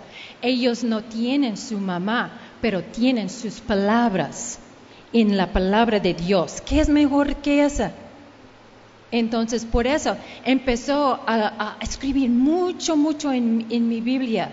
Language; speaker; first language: Spanish; early bilingual, heritage; Spanish